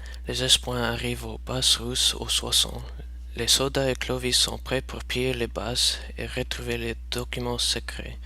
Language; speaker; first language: French; non-native, learner; English